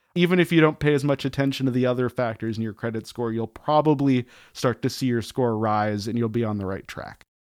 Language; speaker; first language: English; native; English